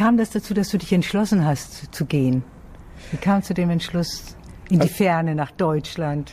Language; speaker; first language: German; native; German